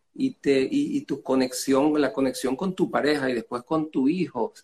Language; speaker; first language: Spanish; native; Spanish